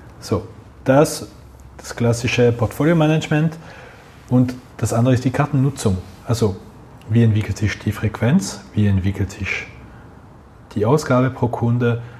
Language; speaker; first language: German; non-native, local second language; French